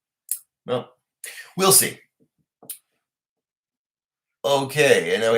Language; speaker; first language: English; native; English